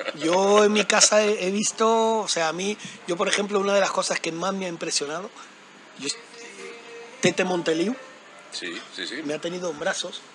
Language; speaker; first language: Spanish; native; Spanish